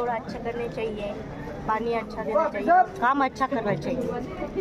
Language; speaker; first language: Hindi; non-native, local second language; Marathi